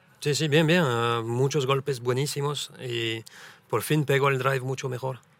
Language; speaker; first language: Spanish; early bilingual, heritage; French